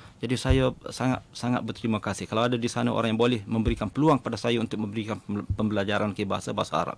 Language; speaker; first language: Malay; native; Malay